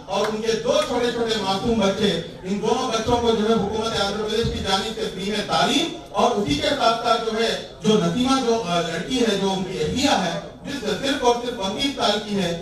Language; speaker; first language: Hindi; non-native, local second language; Urdu